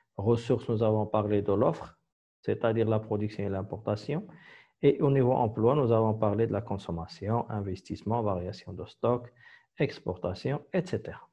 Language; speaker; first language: French; non-native, local second language; Arabic